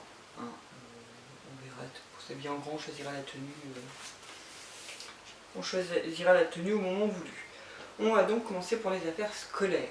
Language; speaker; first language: French; native; French